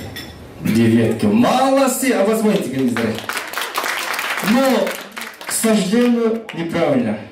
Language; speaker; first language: Russian; non-native, local second language; Kyrgyz